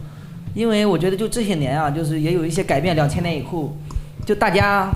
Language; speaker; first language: Chinese; native; Chinese